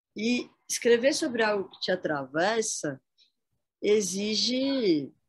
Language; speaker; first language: Portuguese; native; Portuguese